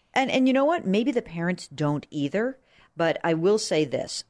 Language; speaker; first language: English; native; English